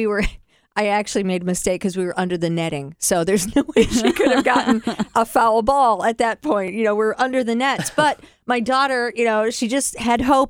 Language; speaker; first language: English; native; English